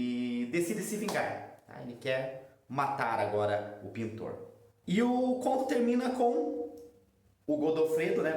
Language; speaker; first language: Portuguese; native; Portuguese